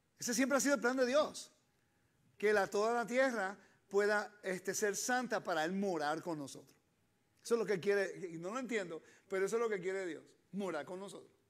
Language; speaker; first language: Spanish; early bilingual, heritage; Spanish